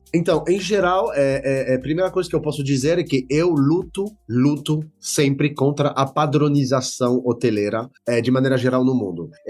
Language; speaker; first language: Portuguese; non-native, fluent; French